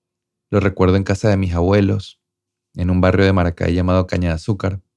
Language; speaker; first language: Spanish; native; Spanish